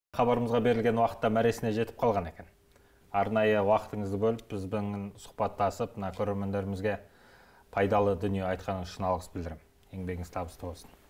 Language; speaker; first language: Kazakh; native; Kazakh